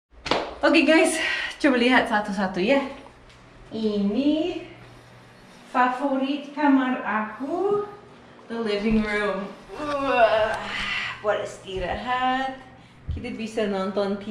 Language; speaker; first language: Indonesian; non-native, learner; English